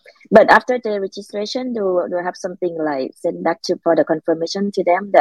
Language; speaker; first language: English; non-native, learner; Thai